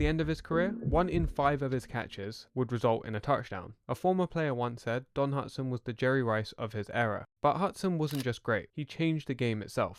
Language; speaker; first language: English; native; English